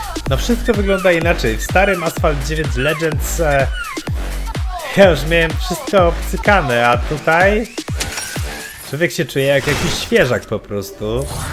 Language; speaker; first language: Polish; native; Polish